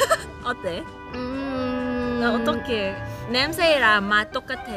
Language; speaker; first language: Korean; non-native, learner; Cantonese